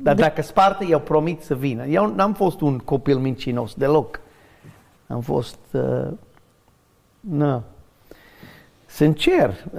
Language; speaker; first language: Romanian; non-native, learner; English